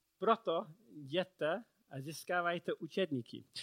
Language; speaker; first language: Czech; non-native, learner; English